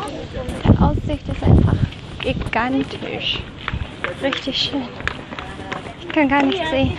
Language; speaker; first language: German; non-native, fluent; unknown